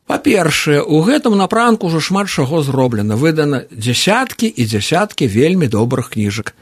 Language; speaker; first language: Belarusian; native; Belarusian